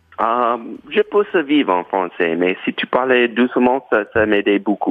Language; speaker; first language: French; non-native, learner; English